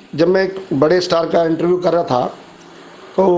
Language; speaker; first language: Hindi; native; Hindi